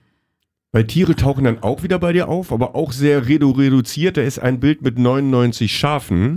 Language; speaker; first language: German; native; German